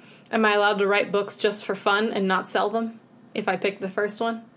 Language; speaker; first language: English; native; English